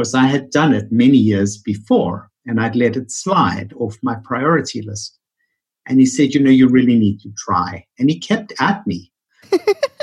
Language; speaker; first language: English; native; English